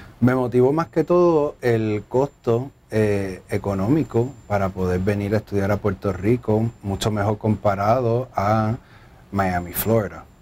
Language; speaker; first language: Spanish; early bilingual, heritage; Spanish